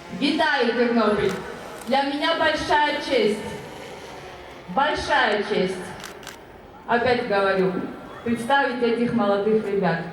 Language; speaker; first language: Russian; non-native, fluent; Georgian